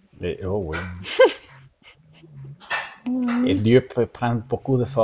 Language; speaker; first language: French; non-native, learner; Spanish